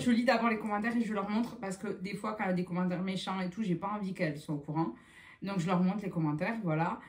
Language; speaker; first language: French; native; French